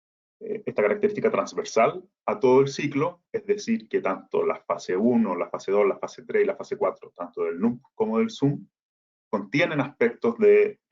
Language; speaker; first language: Spanish; native; Spanish